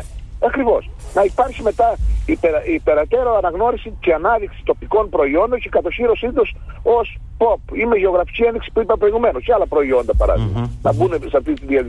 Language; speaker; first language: Greek; native; Greek